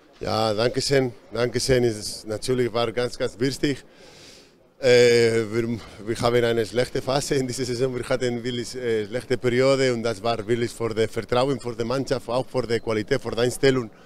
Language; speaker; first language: German; non-native, fluent; Spanish